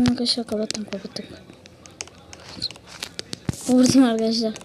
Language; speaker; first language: Turkish; native; Turkish